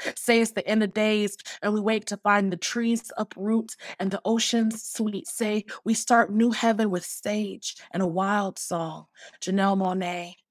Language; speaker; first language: English; native; English